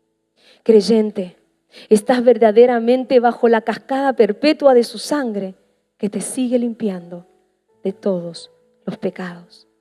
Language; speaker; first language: Spanish; native; Spanish